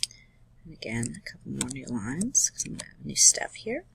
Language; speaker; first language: English; native; English